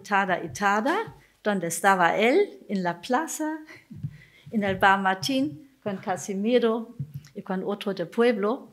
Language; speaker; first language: Spanish; non-native, learner; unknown